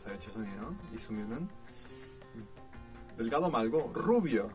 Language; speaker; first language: Korean; non-native, fluent; Spanish